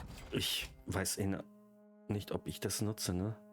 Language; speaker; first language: German; native; German